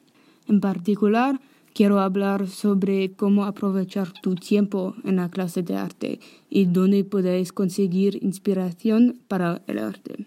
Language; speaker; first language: Spanish; non-native, learner; English